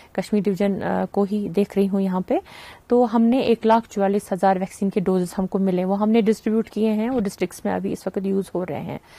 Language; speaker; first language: Hindi; non-native, local second language; Kashmiri